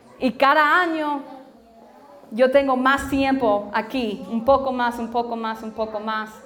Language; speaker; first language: Spanish; non-native, learner; English